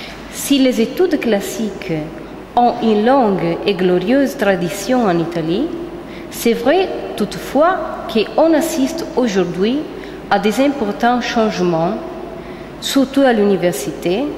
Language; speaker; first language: French; non-native, fluent; Italian